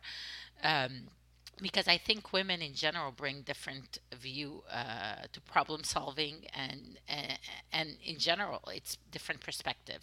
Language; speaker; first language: English; non-native, fluent; French